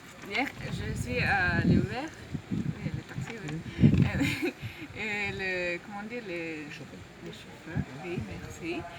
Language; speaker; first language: French; non-native, learner; Spanish